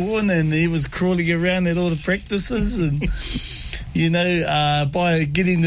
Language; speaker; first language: English; native; English